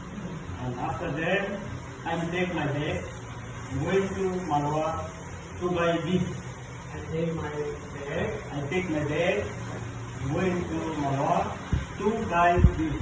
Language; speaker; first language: English; non-native, learner; Tetum